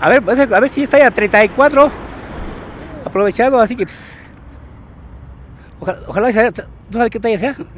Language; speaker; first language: Spanish; native; Spanish